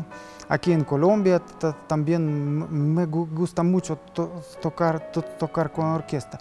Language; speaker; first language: Spanish; non-native, learner; Russian